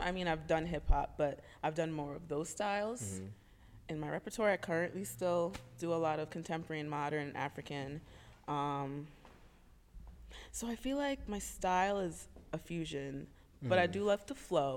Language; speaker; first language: English; native; English